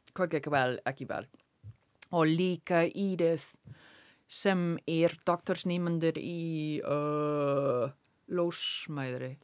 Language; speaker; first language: Icelandic; non-native, learner; English